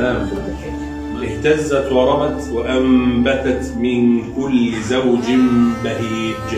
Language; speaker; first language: Arabic; native; Arabic